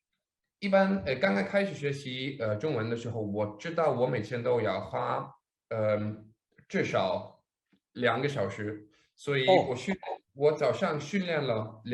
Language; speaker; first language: Chinese; non-native, fluent; Danish